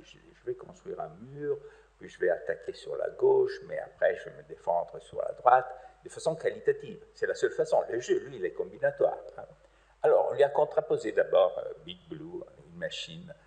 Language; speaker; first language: French; native; French